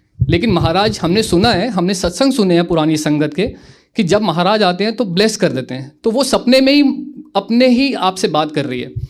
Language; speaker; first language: Hindi; native; Hindi